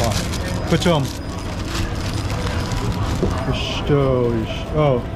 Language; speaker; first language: Russian; non-native, learner; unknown